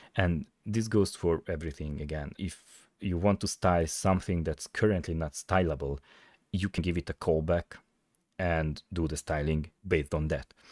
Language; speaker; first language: English; non-native, fluent; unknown